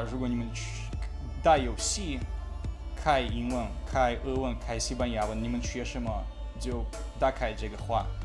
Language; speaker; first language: Chinese; non-native, learner; Russian